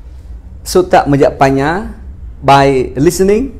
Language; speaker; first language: English; non-native, fluent; Khmer